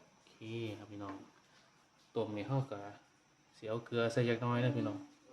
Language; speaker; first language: Thai; native; Thai